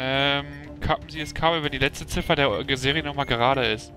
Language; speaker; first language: German; native; German